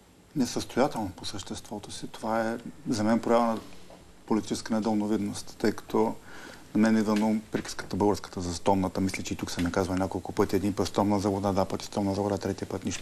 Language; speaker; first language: Bulgarian; native; Bulgarian